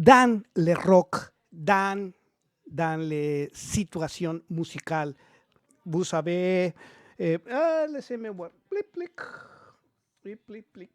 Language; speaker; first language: French; non-native, learner; Spanish